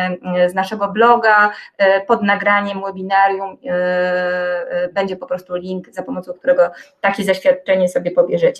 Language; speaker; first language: Polish; native; Polish